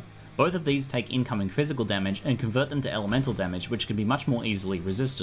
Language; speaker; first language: English; native; English